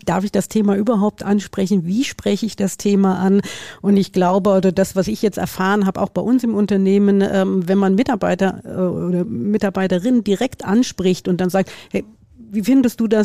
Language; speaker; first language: German; native; German